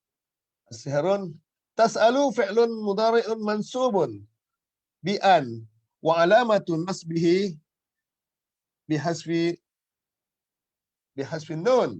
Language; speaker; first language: Arabic; non-native, fluent; Malay